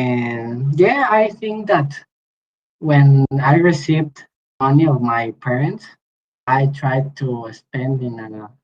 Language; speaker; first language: English; non-native, learner; Spanish